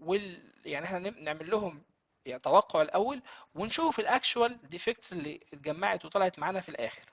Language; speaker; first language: Arabic; native; Arabic